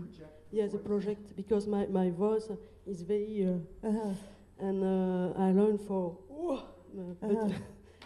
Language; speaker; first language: English; non-native, learner; French